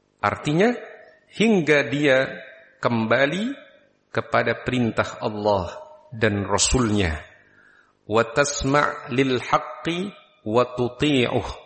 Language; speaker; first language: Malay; non-native, local second language; Javanese